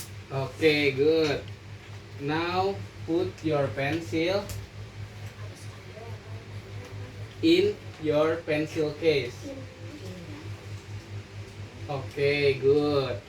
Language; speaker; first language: English; non-native, learner; Indonesian